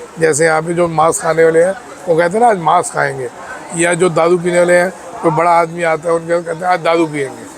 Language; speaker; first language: Hindi; native; Hindi